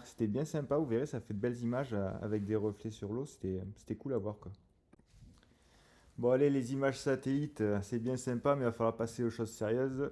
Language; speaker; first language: French; native; French